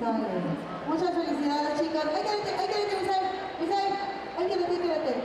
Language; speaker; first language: Spanish; native; Spanish